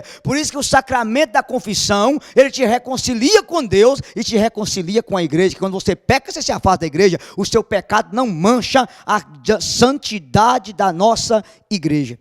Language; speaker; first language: Portuguese; native; Portuguese